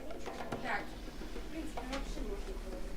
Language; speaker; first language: Russian; native; Russian